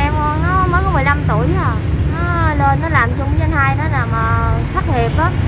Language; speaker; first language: Vietnamese; native; Vietnamese